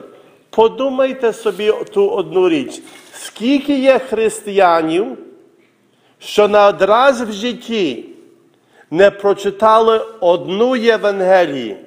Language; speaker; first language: Ukrainian; early bilingual, heritage; Ukrainian